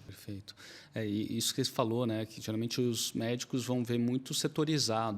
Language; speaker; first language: Portuguese; native; Portuguese